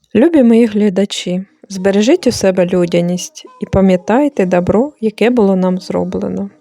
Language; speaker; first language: Ukrainian; non-native, fluent; Bulgarian